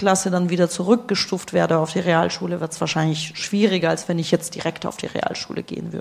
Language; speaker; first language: German; early bilingual, other home language; Russian